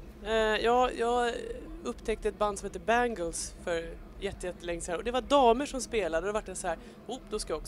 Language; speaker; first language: Swedish; native; Swedish